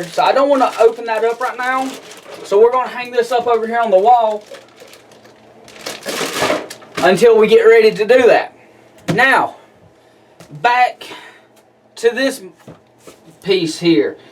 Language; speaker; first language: English; native; English